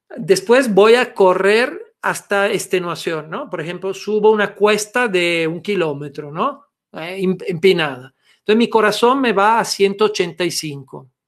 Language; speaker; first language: Spanish; non-native, fluent; Italian